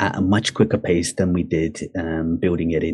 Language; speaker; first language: English; native; English